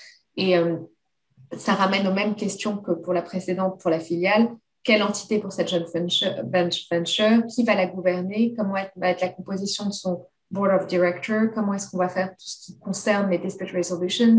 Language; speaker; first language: French; native; French